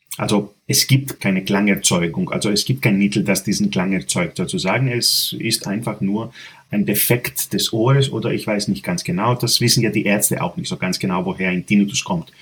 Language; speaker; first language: German; non-native, fluent; Greek